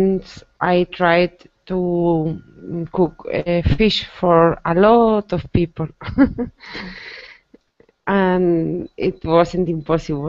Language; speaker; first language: English; non-native, learner; Spanish